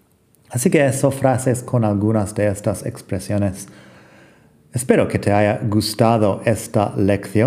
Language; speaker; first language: Spanish; non-native, fluent; English